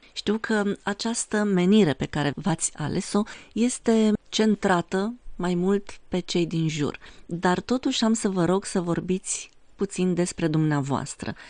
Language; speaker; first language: Romanian; native; Romanian